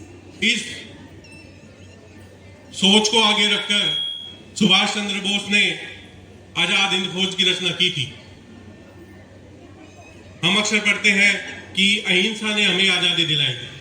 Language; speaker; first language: Hindi; native; Hindi